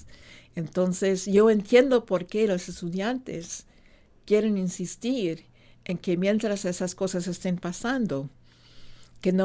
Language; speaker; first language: Spanish; non-native, fluent; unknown